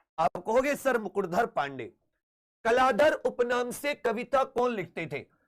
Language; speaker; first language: Hindi; native; Hindi